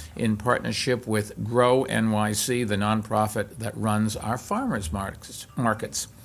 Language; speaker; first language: English; native; English